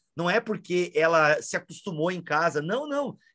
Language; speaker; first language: Portuguese; native; Portuguese